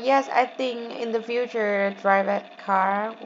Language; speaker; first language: English; non-native, learner; Vietnamese